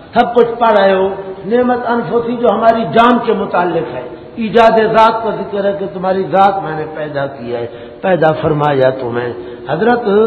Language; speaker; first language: Urdu; non-native, local second language; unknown